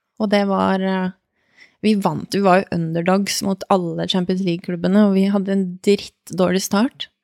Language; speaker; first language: Norwegian; early bilingual, other home language; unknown